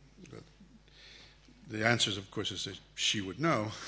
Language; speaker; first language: English; early bilingual, other home language; Spanish